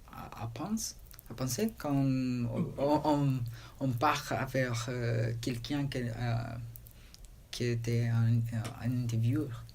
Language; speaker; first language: French; non-native, learner; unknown